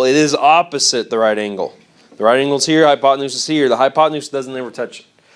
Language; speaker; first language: English; native; English